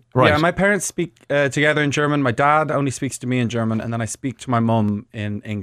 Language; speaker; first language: English; native; English